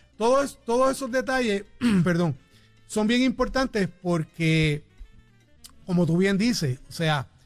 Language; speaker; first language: Spanish; native; Spanish